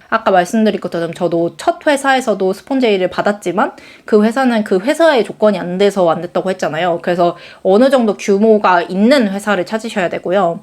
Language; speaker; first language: Korean; native; Korean